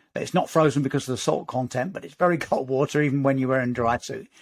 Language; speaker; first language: English; native; English